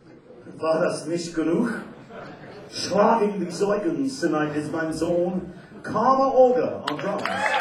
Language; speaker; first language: German; non-native, learner; English